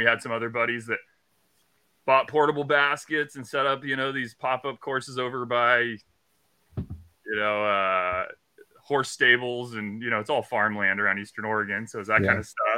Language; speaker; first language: English; native; English